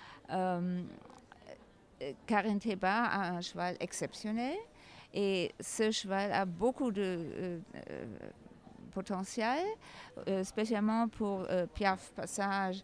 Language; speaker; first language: French; non-native, learner; German